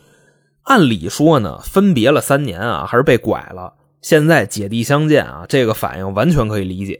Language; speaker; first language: Chinese; native; Chinese